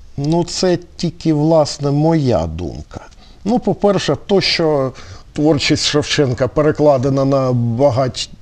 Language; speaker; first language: Ukrainian; native; Ukrainian